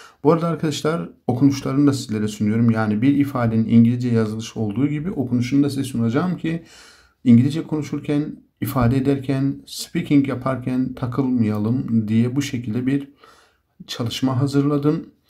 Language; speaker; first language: Turkish; native; Turkish